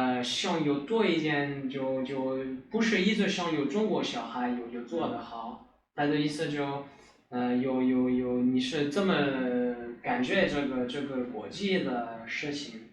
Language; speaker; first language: Chinese; non-native, learner; French